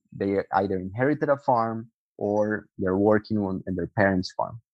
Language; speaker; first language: English; non-native, fluent; Spanish